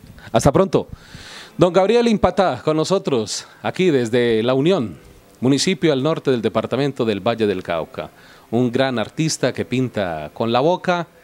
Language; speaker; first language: Spanish; native; Spanish